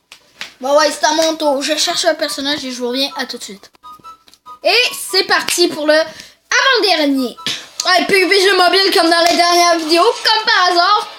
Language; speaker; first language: French; native; French